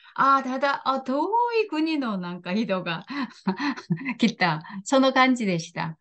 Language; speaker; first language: Japanese; non-native, fluent; Korean